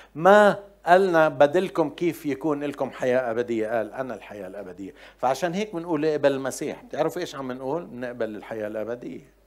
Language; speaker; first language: Arabic; native; Arabic